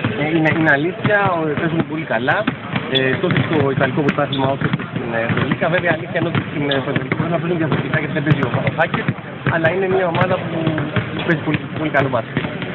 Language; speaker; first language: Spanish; non-native, learner; Greek